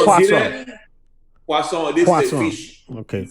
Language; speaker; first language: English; non-native, learner; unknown